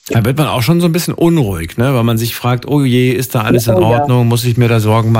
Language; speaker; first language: German; native; German